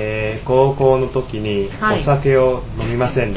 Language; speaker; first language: Japanese; non-native, learner; Chinese